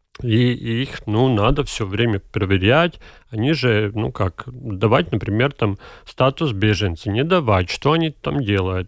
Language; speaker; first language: Russian; non-native, local second language; Latvian